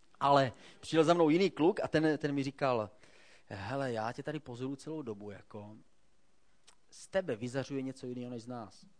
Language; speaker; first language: Czech; native; Czech